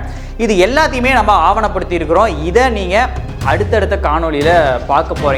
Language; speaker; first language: Tamil; native; Tamil